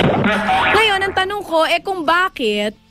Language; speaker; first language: Filipino; native; Filipino